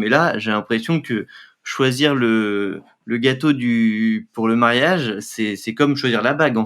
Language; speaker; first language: French; native; French